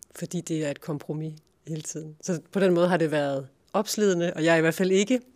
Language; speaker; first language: Danish; native; Danish